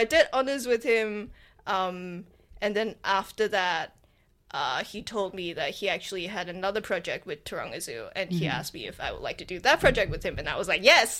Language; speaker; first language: English; non-native, local second language; Cantonese